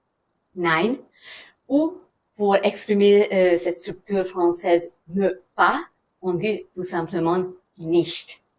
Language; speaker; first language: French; non-native, fluent; German